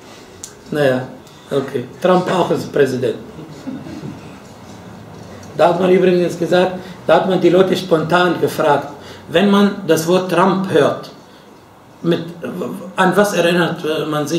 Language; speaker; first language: German; non-native, fluent; Arabic